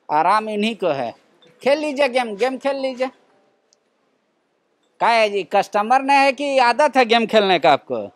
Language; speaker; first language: Hindi; native; Hindi